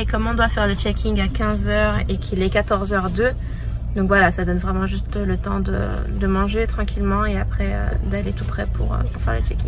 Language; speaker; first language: French; native; French